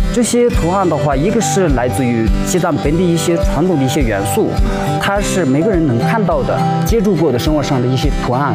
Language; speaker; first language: Chinese; non-native, local second language; Tibetan